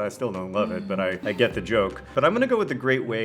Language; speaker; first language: English; native; English